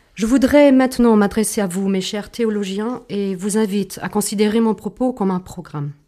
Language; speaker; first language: French; non-native, fluent; German